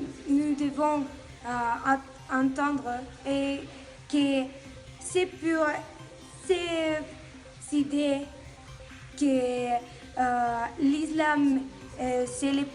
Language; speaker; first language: French; non-native, learner; Spanish